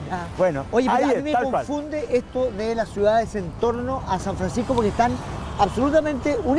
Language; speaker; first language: Spanish; native; Spanish